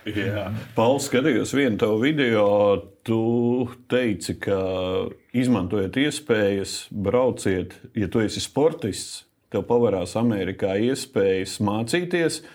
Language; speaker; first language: Latvian; native; Latvian